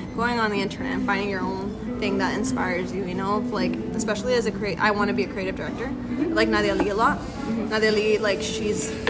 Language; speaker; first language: English; early bilingual, other home language; Spanish